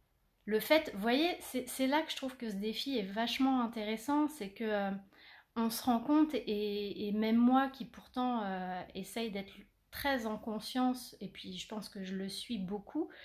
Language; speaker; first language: French; native; French